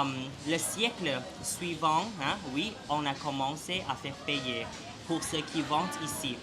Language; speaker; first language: French; non-native, fluent; Thai